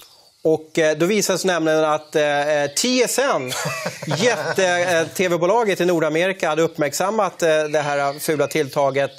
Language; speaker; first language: Swedish; native; Swedish